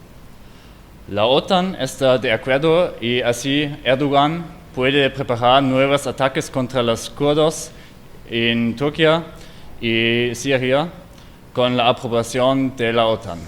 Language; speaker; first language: Spanish; non-native, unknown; German